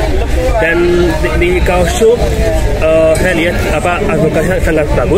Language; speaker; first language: Indonesian; non-native, fluent; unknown